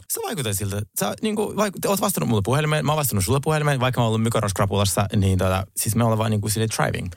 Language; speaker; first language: Finnish; early bilingual, other home language; Russian